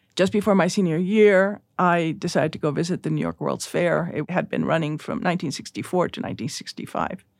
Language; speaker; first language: English; early bilingual, other home language; Spanish